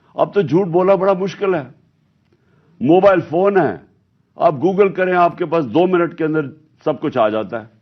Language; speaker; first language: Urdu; native; Urdu